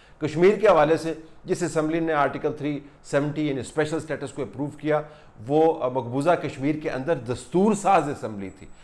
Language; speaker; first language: Urdu; native; Urdu